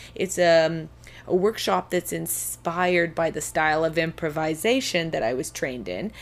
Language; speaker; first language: English; native; English